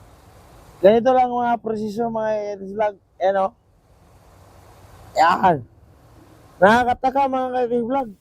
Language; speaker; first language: Filipino; non-native, local second language; Cebuano